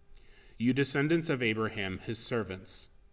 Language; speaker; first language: English; native; English